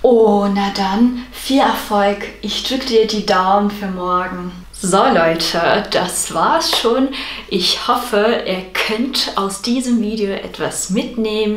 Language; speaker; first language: German; non-native, fluent; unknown